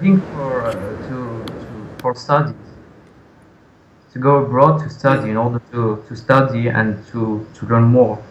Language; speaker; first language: English; non-native, learner; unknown